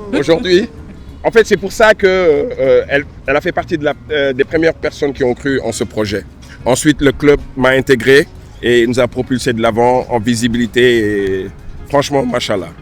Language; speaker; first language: French; non-native, local second language; Wolof